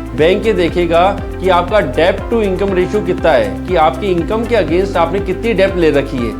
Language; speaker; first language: Hindi; native; Hindi